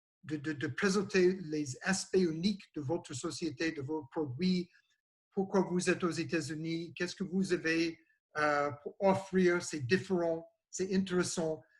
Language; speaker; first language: French; non-native, learner; English